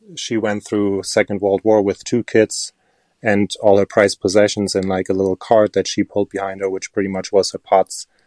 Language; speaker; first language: English; non-native, fluent; German